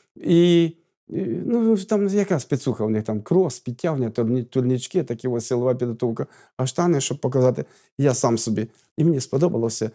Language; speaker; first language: Ukrainian; native; Ukrainian